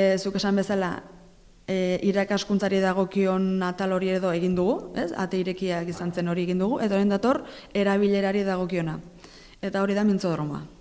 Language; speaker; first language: Basque; native; Basque